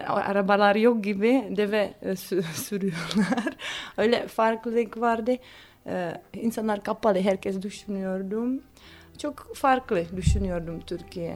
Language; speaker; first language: Turkish; non-native, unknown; Czech